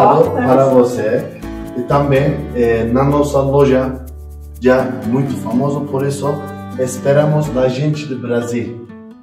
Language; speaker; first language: Portuguese; non-native, learner; Turkish